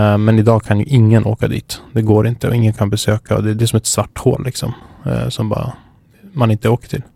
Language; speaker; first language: Swedish; early bilingual, other home language; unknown